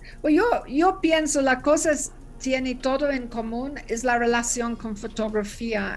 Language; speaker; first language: Spanish; non-native, learner; English